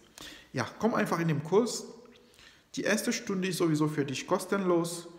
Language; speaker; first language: German; non-native, fluent; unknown